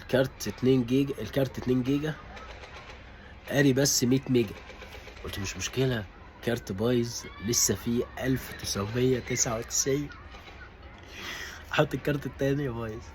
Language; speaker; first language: Arabic; native; Arabic